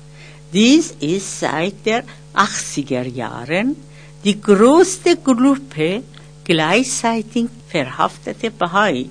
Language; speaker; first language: German; non-native, fluent; Persian